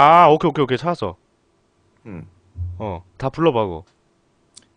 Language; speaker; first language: Korean; native; Korean